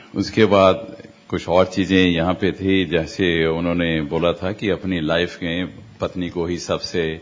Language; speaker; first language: Hindi; non-native, local second language; Punjabi